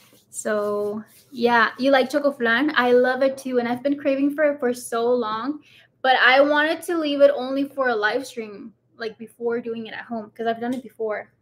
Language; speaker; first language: English; early bilingual, other home language; Spanish